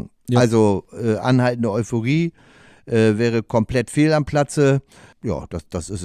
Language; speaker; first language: German; native; German